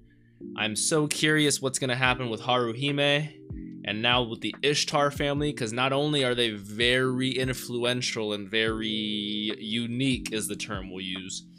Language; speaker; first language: English; native; English